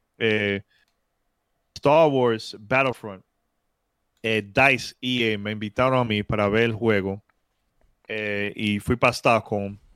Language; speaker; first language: Spanish; early bilingual, heritage; Spanish